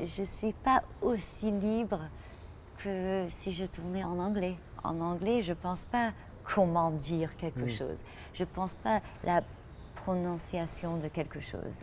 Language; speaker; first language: French; non-native, fluent; English